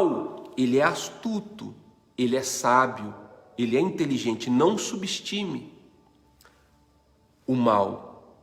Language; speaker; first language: Portuguese; native; Portuguese